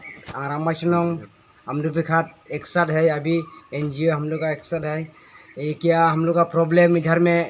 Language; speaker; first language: Hindi; non-native, local second language; Khasi